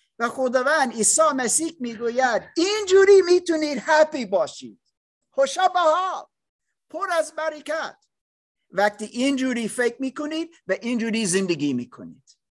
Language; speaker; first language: Persian; non-native, learner; English